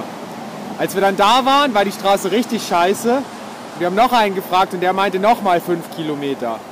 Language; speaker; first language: German; native; German